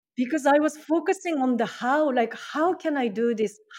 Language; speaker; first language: English; non-native, fluent; Japanese